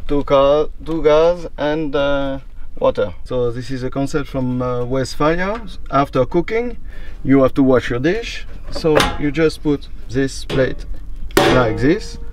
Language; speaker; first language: English; non-native, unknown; French